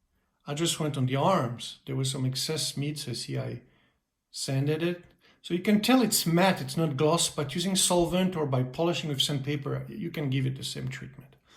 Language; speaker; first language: English; native; English